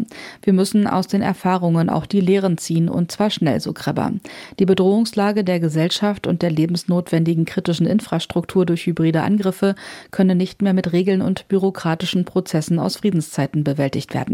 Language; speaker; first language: German; native; German